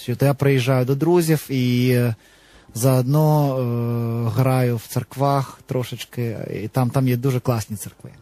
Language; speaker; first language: Ukrainian; non-native, local second language; Russian